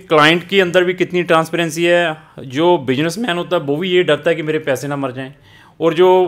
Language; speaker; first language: Hindi; native; Hindi